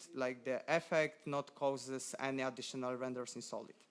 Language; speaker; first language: English; non-native, fluent; Polish